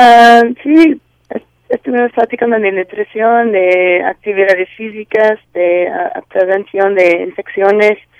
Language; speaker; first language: Spanish; non-native, learner; English